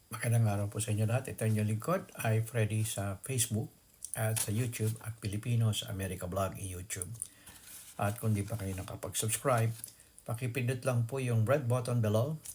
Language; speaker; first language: Filipino; native; Filipino